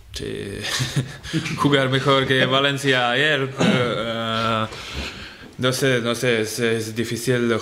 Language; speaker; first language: Spanish; non-native, learner; Czech